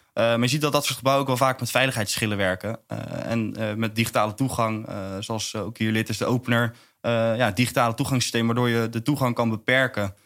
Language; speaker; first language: Dutch; native; Dutch